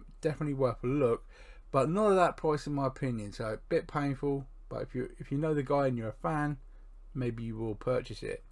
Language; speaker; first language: English; native; English